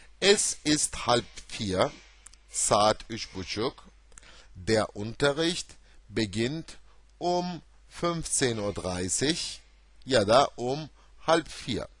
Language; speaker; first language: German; non-native, fluent; Turkish